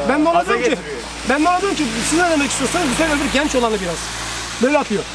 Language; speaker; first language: Turkish; early bilingual, heritage; Turkish